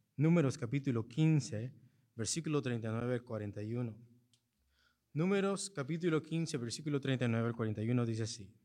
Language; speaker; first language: Spanish; early bilingual, heritage; Spanish